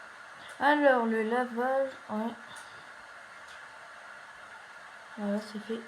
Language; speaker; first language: French; native; French